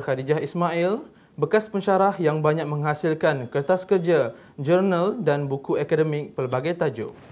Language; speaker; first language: Malay; native; Malay